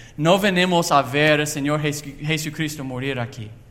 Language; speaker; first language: Spanish; non-native, learner; English